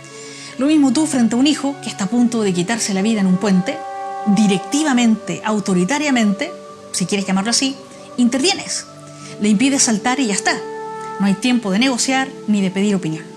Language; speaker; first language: Spanish; native; Spanish